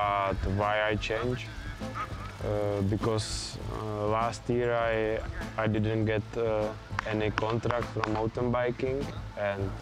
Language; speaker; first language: English; non-native, learner; Czech